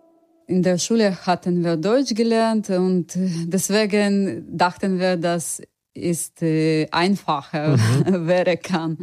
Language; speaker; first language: German; non-native, learner; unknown